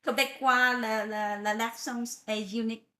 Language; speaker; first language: French; non-native, learner; Vietnamese